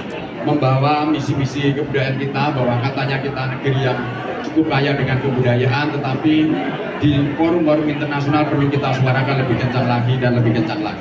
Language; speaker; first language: Indonesian; native; Indonesian